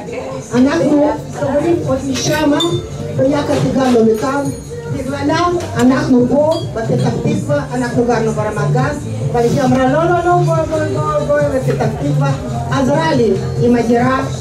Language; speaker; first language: Hebrew; non-native, fluent; Russian